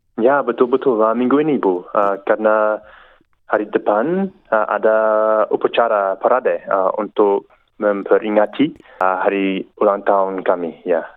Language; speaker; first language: Indonesian; non-native, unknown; English